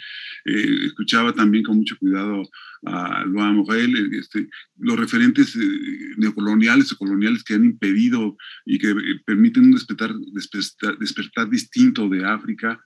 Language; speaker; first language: Spanish; native; Spanish